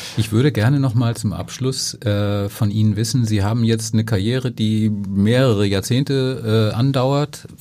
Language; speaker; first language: German; native; German